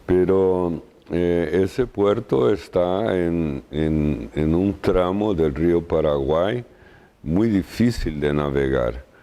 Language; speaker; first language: Spanish; non-native, fluent; Portuguese